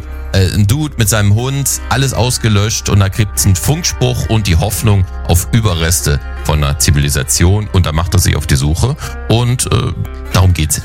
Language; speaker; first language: German; native; German